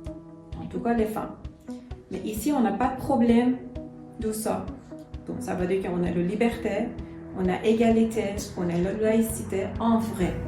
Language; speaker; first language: French; non-native, learner; Persian